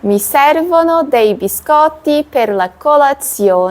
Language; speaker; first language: Italian; non-native, fluent; Portuguese